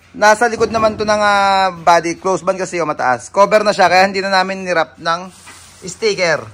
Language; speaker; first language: Filipino; native; Filipino